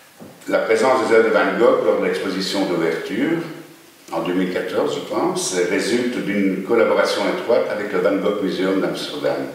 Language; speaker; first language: French; native; French